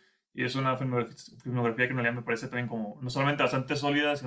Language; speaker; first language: Spanish; native; Spanish